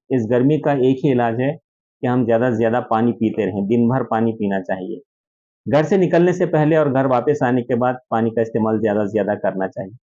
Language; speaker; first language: Hindi; non-native, local second language; Urdu